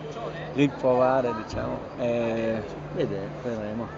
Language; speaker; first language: Italian; non-native, learner; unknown